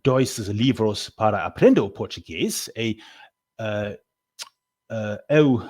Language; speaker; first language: Portuguese; non-native, learner; English